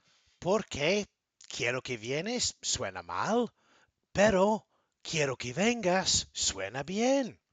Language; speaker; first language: Spanish; non-native, fluent; English